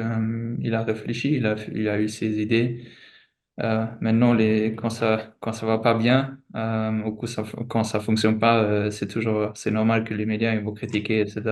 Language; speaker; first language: French; non-native, fluent; German